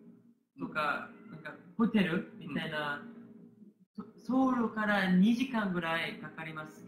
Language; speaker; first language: Japanese; non-native, learner; Korean